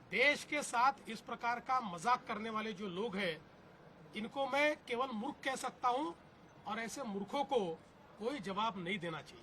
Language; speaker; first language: Hindi; non-native, local second language; Marathi